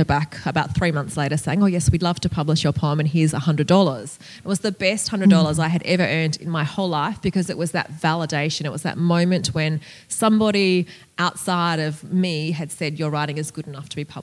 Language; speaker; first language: English; native; English